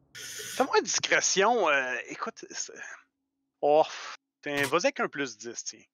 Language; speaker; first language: French; native; French